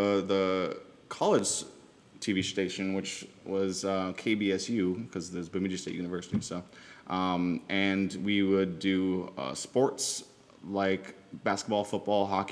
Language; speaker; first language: English; native; English